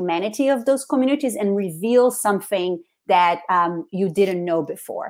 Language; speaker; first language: English; non-native, fluent; Portuguese